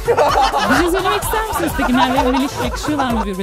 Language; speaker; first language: Turkish; native; Turkish